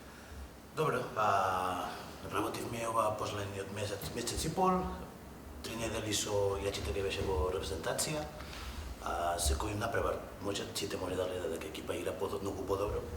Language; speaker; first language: Macedonian; non-native, fluent; Spanish